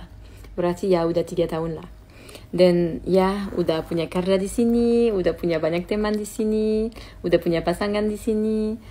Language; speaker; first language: Indonesian; non-native, fluent; French